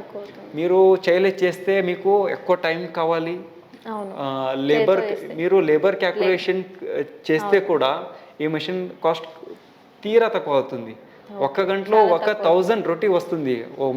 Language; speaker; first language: Telugu; non-native, local second language; Hindi